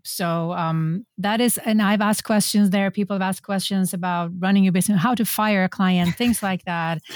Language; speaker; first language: English; non-native, fluent; Swedish